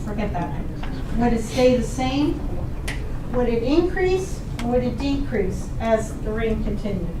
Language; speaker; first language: English; native; English